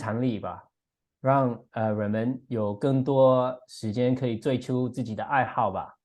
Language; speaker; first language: Chinese; non-native, fluent; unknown